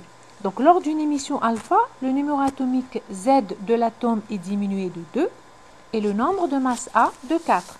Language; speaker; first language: French; non-native, local second language; Arabic